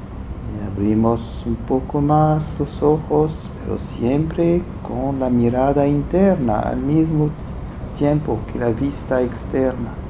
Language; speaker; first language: Spanish; non-native, fluent; French